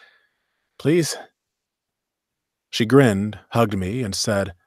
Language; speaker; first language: English; native; English